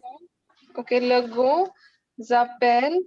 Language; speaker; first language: French; non-native, learner; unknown